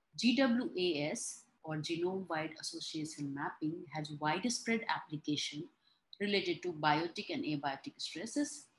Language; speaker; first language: English; non-native, local second language; Hindi